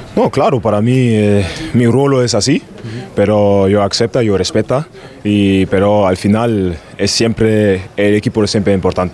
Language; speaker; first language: Spanish; non-native, learner; German